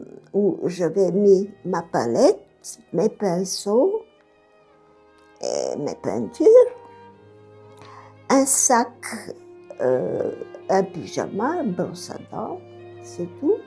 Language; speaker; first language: French; non-native, fluent; Bulgarian